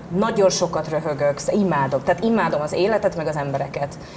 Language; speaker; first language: Hungarian; early bilingual, heritage; Hungarian